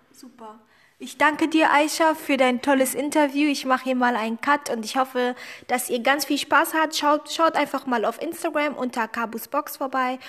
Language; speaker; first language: German; early bilingual, other home language; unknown